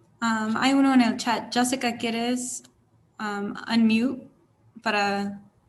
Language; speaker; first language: Spanish; non-native, learner; English